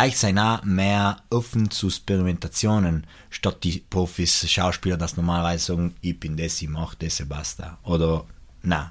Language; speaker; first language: German; non-native, local second language; Italian